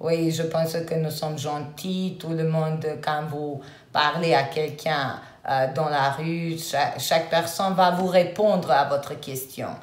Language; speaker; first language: French; non-native, fluent; Serbian